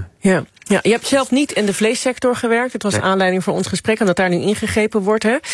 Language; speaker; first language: Dutch; native; Dutch